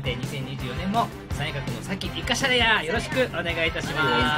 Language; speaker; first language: Japanese; native; Japanese